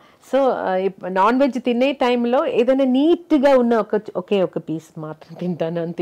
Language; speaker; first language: Telugu; non-native, local second language; Malayalam